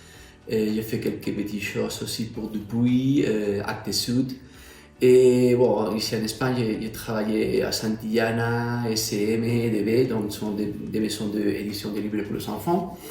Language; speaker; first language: French; non-native, fluent; Spanish